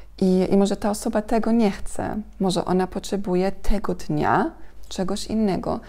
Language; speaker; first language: Polish; non-native, fluent; German